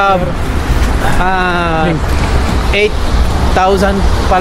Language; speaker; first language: English; non-native, local second language; Filipino